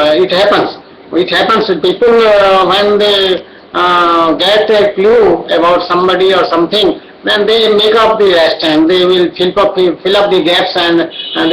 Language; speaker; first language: English; non-native, local second language; Odia